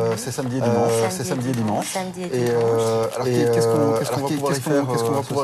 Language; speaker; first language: French; native; French